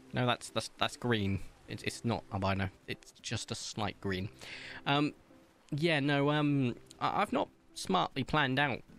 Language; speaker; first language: English; native; English